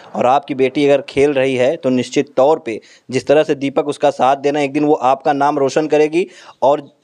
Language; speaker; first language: Hindi; native; Hindi